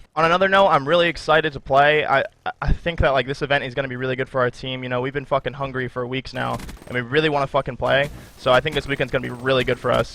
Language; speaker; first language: English; native; English